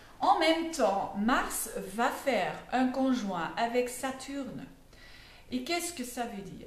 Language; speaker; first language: French; non-native, fluent; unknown